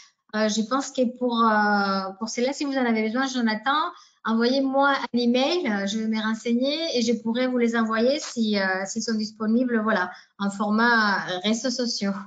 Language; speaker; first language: French; native; French